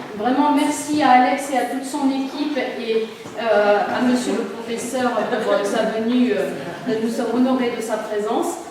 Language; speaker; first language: French; native; French